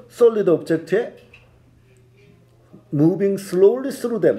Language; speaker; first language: English; non-native, fluent; Korean